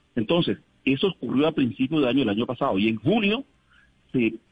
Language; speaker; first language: Spanish; native; Spanish